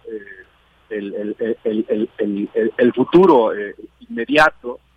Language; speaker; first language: Spanish; native; Spanish